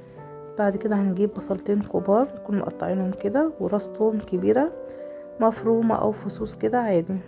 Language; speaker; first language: Arabic; native; Arabic